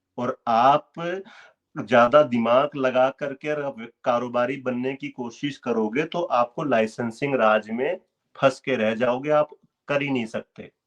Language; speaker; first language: Hindi; native; Hindi